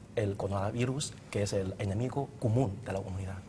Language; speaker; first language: Spanish; non-native, fluent; Chinese